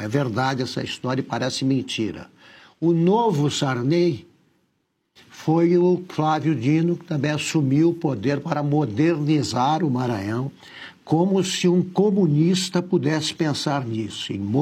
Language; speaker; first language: Portuguese; native; Portuguese